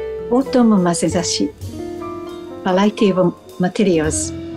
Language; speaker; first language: English; non-native, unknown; Japanese